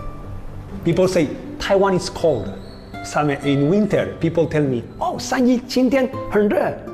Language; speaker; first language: English; non-native, learner; Spanish